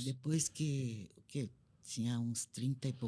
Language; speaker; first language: Portuguese; non-native, fluent; Korean